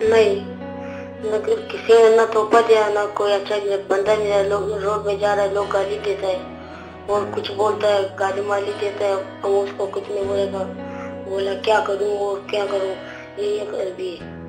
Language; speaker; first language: Hindi; non-native, local second language; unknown